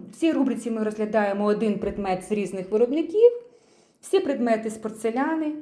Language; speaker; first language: Ukrainian; non-native, local second language; Russian